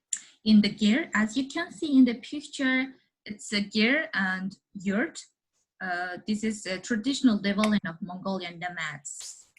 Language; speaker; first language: English; non-native, learner; Mongolian